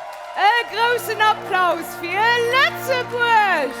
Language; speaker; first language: German; non-native, local second language; Luxembourgish